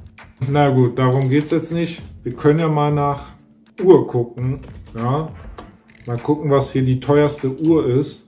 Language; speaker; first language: German; native; German